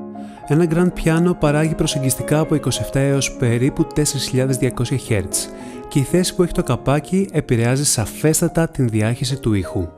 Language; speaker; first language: Greek; native; Greek